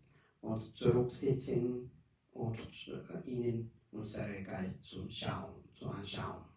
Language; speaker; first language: German; non-native, learner; Tibetan